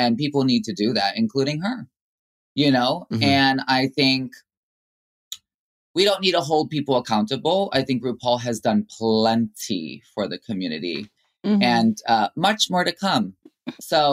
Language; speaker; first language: English; native; English